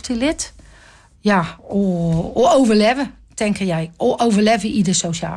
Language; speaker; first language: Norwegian; non-native, fluent; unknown